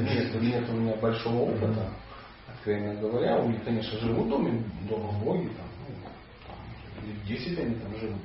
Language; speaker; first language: Russian; native; Russian